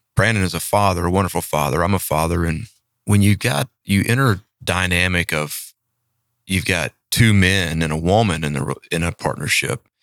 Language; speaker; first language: English; native; English